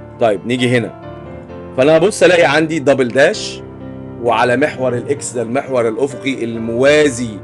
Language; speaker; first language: Arabic; native; Arabic